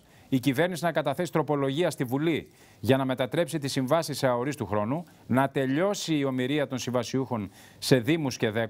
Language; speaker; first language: Greek; native; Greek